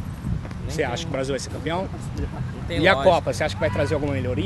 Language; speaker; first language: Portuguese; native; Portuguese